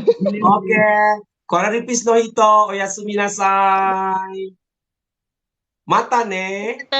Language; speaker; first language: Japanese; non-native, fluent; Malay